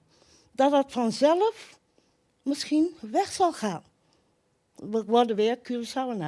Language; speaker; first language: Dutch; non-native, local second language; Papiamento